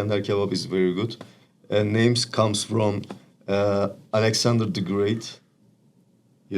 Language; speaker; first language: English; non-native, learner; Turkish